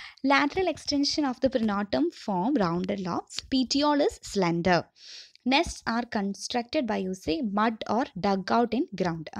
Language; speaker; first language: English; non-native, local second language; Malayalam